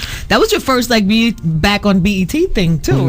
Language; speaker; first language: English; native; English